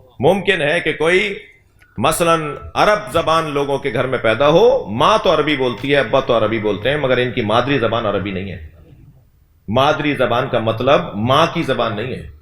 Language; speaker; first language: Urdu; native; Urdu